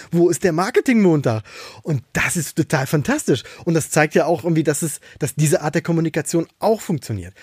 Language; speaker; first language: German; native; German